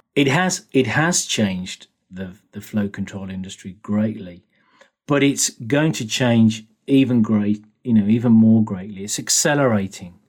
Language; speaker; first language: English; native; English